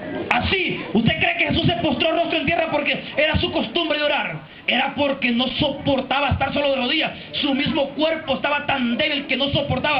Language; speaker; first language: Spanish; native; Spanish